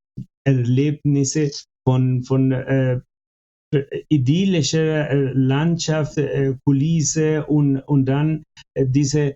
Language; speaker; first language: German; non-native, fluent; Spanish